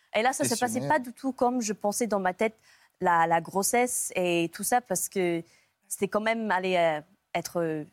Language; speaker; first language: French; non-native, fluent; English